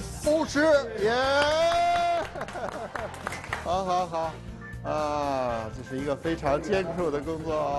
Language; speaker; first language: Chinese; native; Chinese